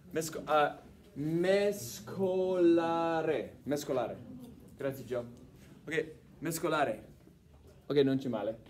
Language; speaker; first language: Italian; non-native, fluent; English